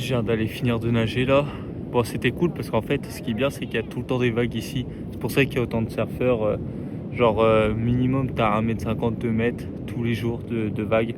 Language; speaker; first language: French; native; French